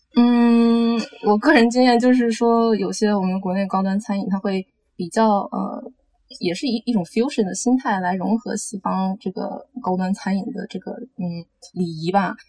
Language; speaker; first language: Chinese; native; Chinese